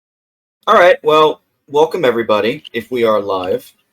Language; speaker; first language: English; native; English